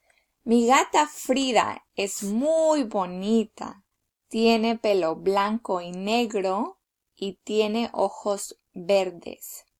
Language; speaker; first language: Spanish; early bilingual, heritage; Spanish